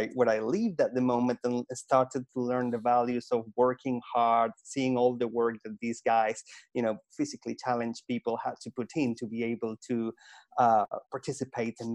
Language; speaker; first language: English; non-native, fluent; Spanish